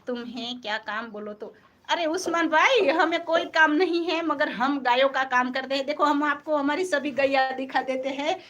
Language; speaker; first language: Hindi; non-native, local second language; Gujarati